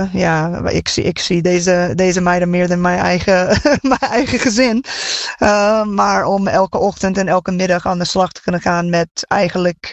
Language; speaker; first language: Dutch; non-native, fluent; English